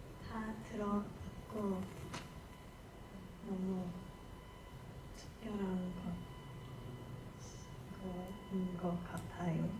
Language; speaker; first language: Korean; non-native, learner; Japanese